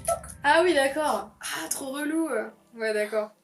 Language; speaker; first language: French; native; French